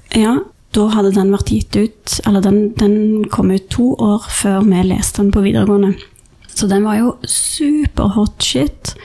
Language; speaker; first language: Norwegian; native; Norwegian